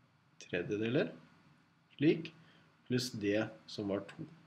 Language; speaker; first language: Norwegian; native; Norwegian